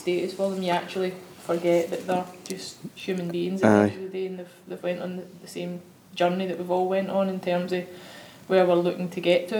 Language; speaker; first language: English; native; English